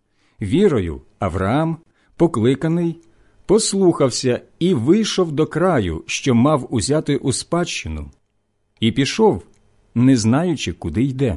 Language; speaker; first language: Ukrainian; native; Ukrainian